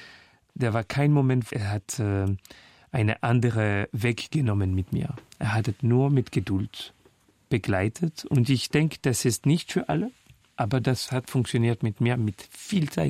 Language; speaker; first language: German; non-native, local second language; French